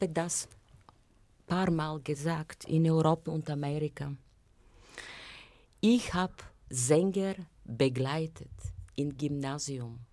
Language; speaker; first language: German; non-native, fluent; Bulgarian